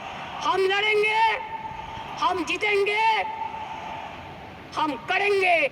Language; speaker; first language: Hindi; non-native, local second language; Bangla